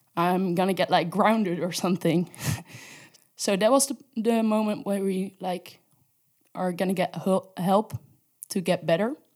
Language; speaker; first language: English; non-native, fluent; Dutch